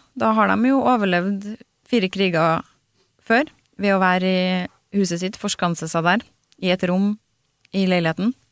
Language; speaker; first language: Norwegian; native; Norwegian